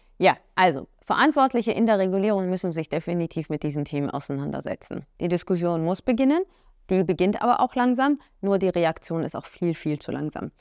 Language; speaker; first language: German; early bilingual, other home language; Arabic